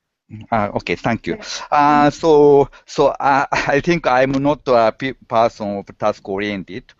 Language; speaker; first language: English; non-native, learner; Japanese